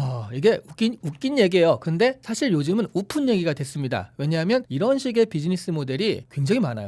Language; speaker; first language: Korean; native; Korean